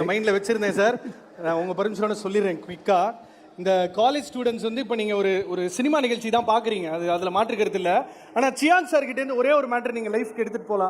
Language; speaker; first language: Tamil; native; Tamil